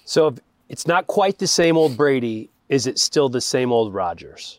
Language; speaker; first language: English; native; English